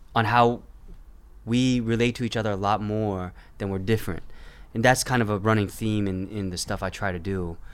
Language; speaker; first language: English; native; English